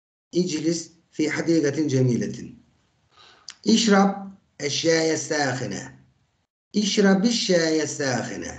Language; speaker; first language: Arabic; non-native, fluent; Turkish